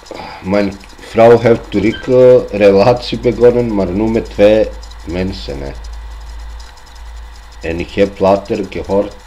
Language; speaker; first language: Dutch; non-native, local second language; Albanian